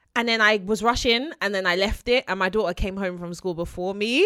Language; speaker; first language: English; native; English